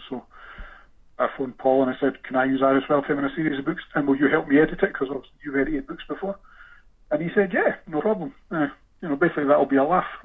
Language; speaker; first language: English; native; English